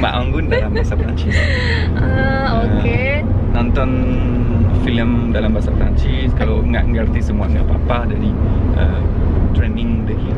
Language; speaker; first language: Indonesian; non-native, learner; French